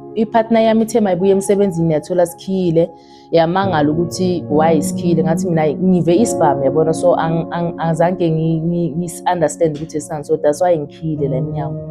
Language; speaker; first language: Zulu; native; Zulu